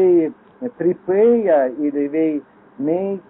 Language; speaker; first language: English; non-native, learner; Lithuanian